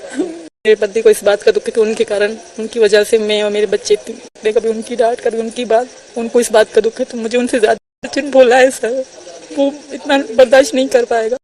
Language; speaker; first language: Urdu; non-native, local second language; Sindhi